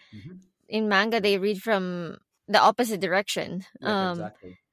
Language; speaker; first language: English; non-native, local second language; Filipino